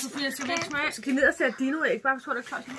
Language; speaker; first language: Danish; native; Danish